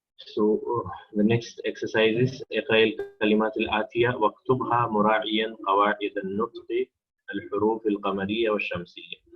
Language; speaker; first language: Arabic; non-native, fluent; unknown